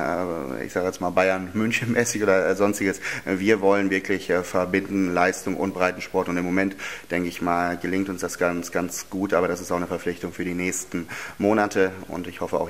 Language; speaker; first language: German; native; German